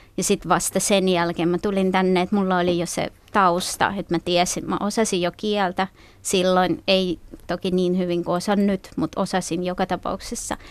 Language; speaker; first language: Finnish; non-native, fluent; Russian